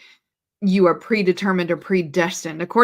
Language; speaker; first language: English; native; English